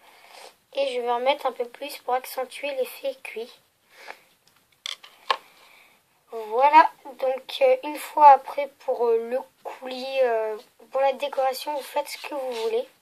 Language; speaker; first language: French; native; French